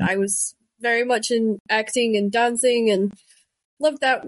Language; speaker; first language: English; non-native, local second language; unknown